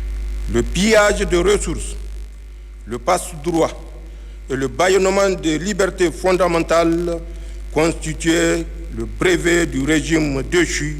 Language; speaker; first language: French; non-native, local second language; Hausa